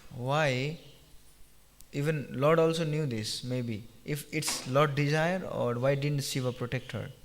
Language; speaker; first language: English; non-native, local second language; Nepali